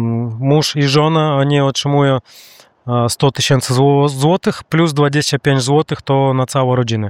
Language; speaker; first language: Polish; non-native, learner; Russian